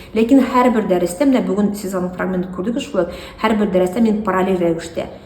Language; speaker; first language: Tatar; native; Tatar